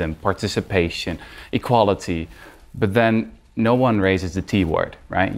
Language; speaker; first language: English; non-native, fluent; Dutch